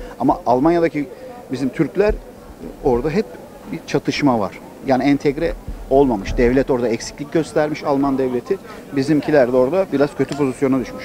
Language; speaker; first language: Turkish; native; Turkish